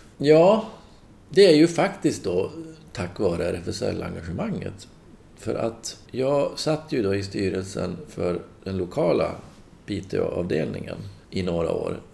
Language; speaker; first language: Swedish; native; Swedish